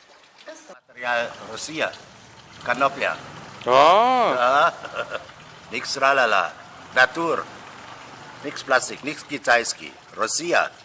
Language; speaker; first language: Russian; non-native, learner; German